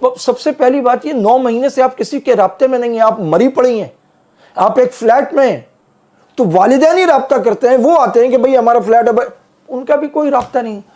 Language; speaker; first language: Urdu; native; Urdu